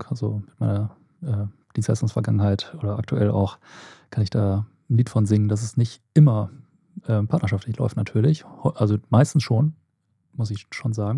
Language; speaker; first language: German; native; German